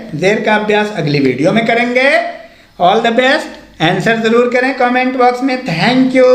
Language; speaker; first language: Hindi; native; Hindi